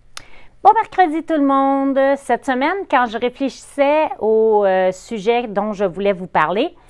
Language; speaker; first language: French; native; French